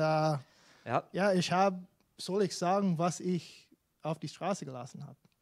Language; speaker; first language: German; non-native, fluent; English